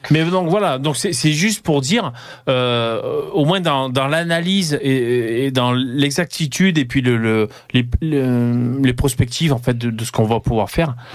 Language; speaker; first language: French; native; French